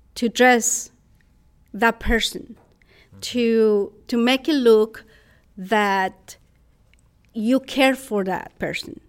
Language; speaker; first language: English; non-native, fluent; Spanish